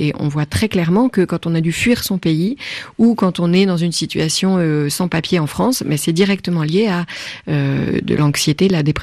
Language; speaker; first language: French; native; French